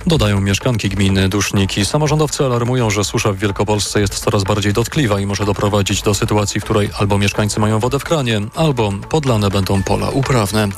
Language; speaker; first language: Polish; native; Polish